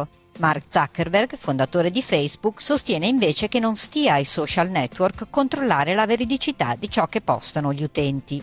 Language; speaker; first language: Italian; native; Italian